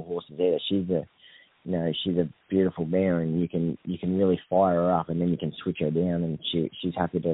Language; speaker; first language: English; native; English